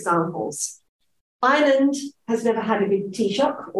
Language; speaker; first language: English; native; English